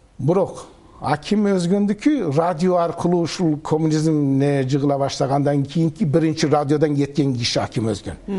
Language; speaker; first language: Kyrgyz; early bilingual, heritage; Kyrgyz